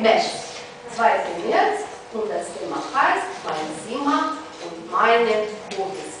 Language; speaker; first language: German; non-native, fluent; Russian